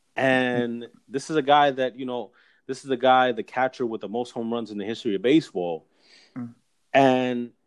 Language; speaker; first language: English; native; English